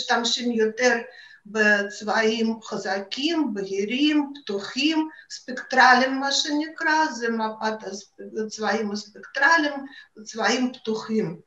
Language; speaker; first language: Hebrew; non-native, fluent; Russian